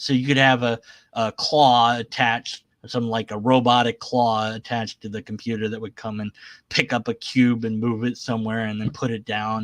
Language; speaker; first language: English; native; English